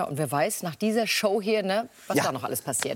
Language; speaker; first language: German; native; German